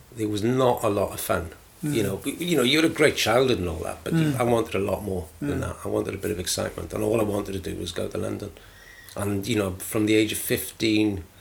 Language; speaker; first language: English; native; English